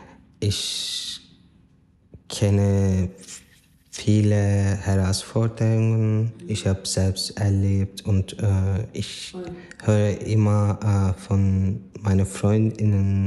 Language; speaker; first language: German; non-native, fluent; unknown